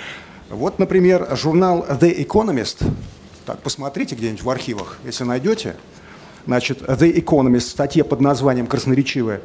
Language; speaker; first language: Russian; native; Russian